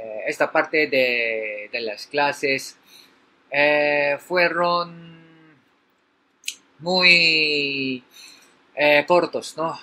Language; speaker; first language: Spanish; non-native, learner; Filipino